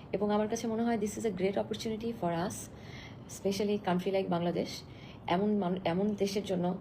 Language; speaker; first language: Bangla; native; Bangla